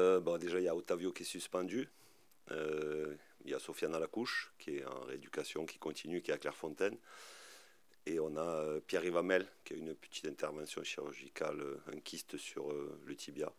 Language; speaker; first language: French; native; French